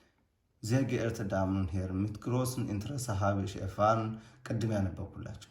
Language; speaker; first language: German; non-native, learner; Amharic